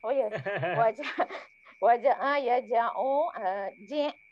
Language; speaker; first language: Arabic; non-native, learner; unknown